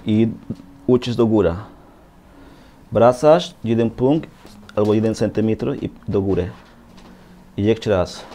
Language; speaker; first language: Polish; non-native, learner; Spanish